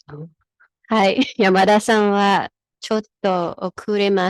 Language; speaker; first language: Japanese; non-native, learner; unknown